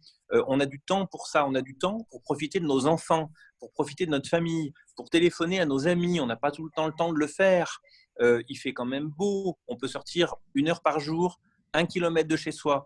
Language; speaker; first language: French; native; French